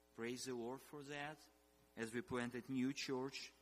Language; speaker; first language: English; non-native, fluent; Russian